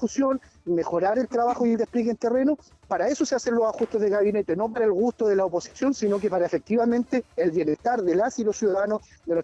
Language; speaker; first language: Spanish; native; Spanish